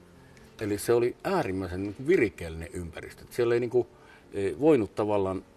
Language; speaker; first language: Finnish; native; Finnish